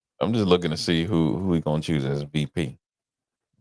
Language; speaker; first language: English; native; English